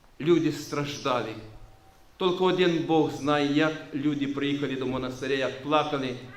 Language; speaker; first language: Ukrainian; non-native, local second language; Romanian